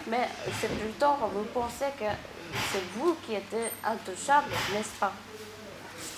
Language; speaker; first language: French; non-native, fluent; Japanese